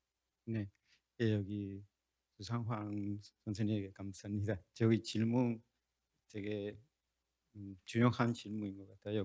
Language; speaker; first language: Korean; non-native, learner; Spanish